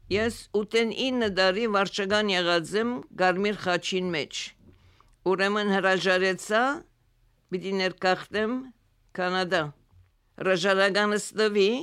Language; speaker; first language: Armenian; early bilingual, heritage; Armenian